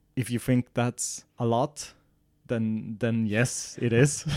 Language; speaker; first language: English; non-native, fluent; Swedish